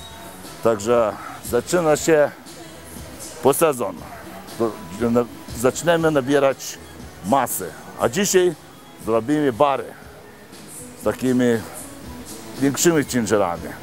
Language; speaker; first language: Polish; non-native, fluent; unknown